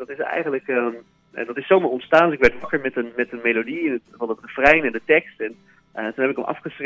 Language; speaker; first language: Dutch; native; Dutch